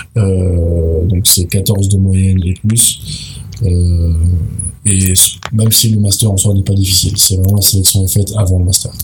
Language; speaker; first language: French; non-native, local second language; Arabic